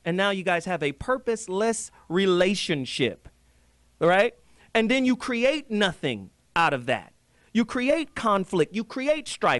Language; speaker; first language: English; native; English